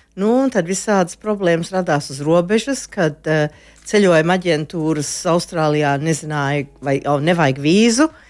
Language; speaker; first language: Latvian; early bilingual, heritage; Latvian